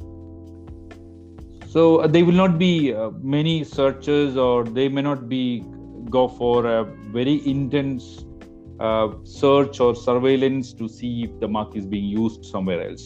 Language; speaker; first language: English; non-native, local second language; Malayalam